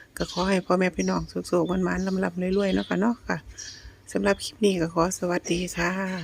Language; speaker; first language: Thai; native; Thai